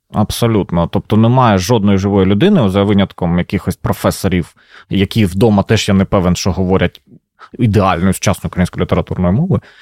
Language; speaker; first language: Ukrainian; native; Ukrainian